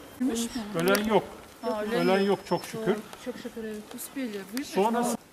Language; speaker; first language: Turkish; native; Turkish